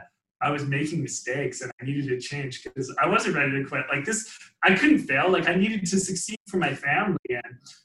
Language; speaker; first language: English; native; English